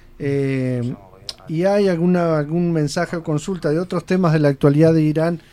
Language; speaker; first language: Spanish; native; Spanish